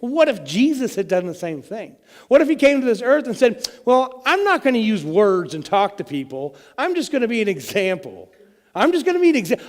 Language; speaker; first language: English; native; English